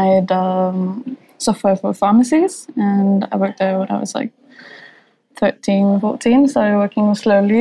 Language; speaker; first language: English; non-native, fluent; Danish